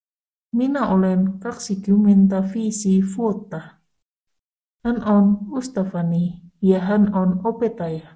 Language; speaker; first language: Finnish; non-native, learner; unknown